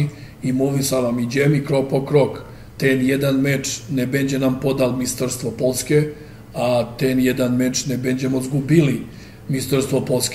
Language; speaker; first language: Polish; non-native, learner; Serbian